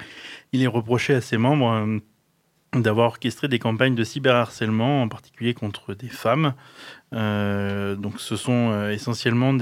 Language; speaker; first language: French; native; French